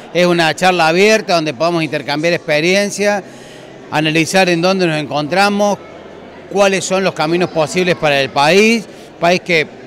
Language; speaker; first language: Spanish; native; Spanish